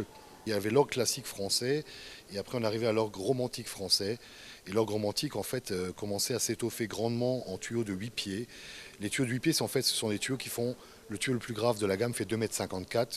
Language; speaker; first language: French; native; French